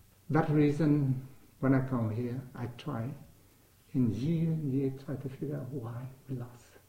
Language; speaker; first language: English; non-native, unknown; Vietnamese